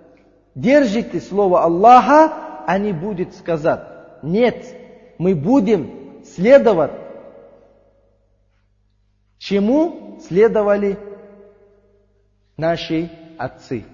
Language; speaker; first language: Russian; non-native, learner; Uzbek